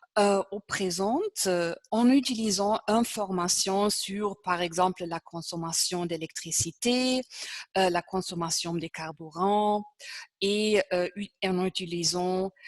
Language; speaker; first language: French; non-native, fluent; German